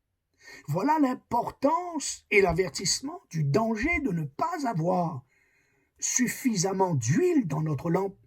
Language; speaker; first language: French; native; French